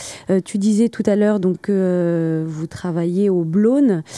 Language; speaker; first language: French; native; French